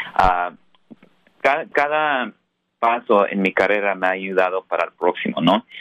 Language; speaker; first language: Spanish; early bilingual, heritage; Spanish